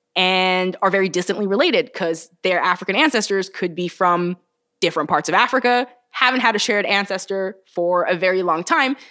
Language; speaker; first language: English; early bilingual, other home language; Bulgarian